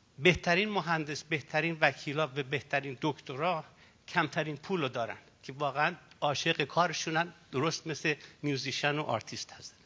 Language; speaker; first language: Persian; early bilingual, heritage; Persian